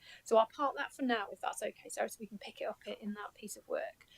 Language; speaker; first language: English; native; English